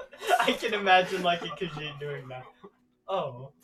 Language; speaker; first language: English; native; English